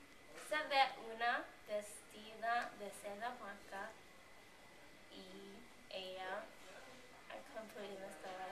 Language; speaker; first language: Spanish; non-native, learner; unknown